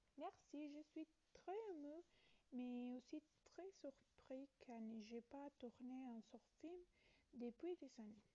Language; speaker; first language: French; non-native, learner; Italian